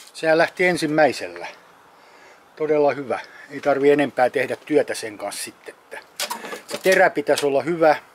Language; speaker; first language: Finnish; native; Finnish